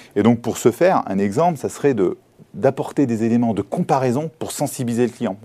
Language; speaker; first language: French; native; French